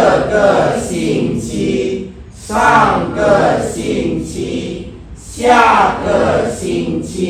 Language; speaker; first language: Chinese; non-native, learner; Indonesian